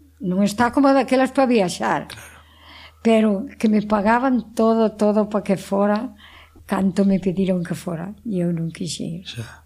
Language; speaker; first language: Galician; native; Galician